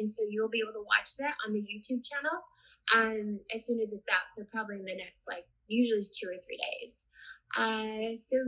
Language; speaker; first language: English; native; English